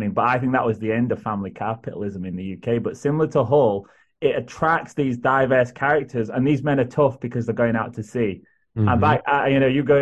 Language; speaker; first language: English; native; English